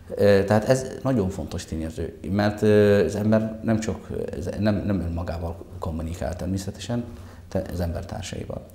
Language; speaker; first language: Hungarian; non-native, fluent; Arabic